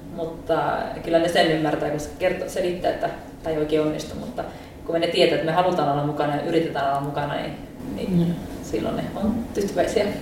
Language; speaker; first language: Finnish; early bilingual, heritage; Finnish